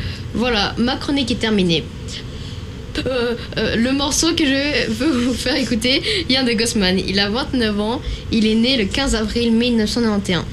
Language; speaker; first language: French; native; French